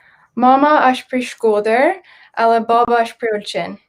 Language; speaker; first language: Albanian; early bilingual, heritage; Albanian